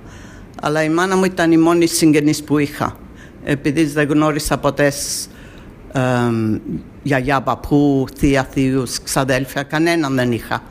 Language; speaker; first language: Greek; early bilingual, heritage; Greek